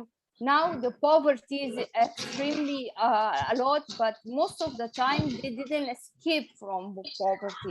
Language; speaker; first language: English; non-native, fluent; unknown